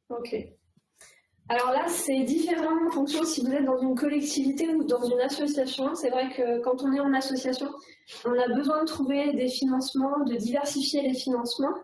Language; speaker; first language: French; native; French